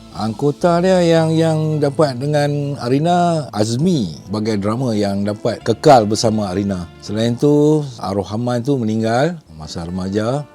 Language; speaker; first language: Malay; native; Malay